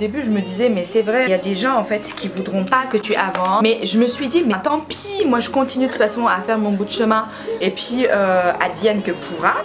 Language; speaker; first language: French; early bilingual, other home language; Wolof